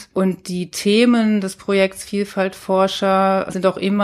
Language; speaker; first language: German; native; German